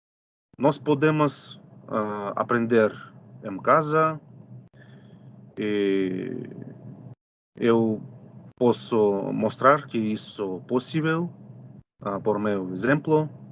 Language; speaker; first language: Portuguese; non-native, fluent; Russian